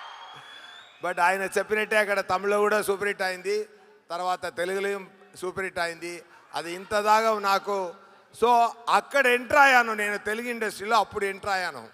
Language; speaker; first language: Telugu; non-native, learner; Tamil